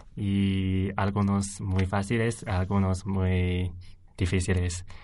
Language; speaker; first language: Spanish; non-native, learner; Chinese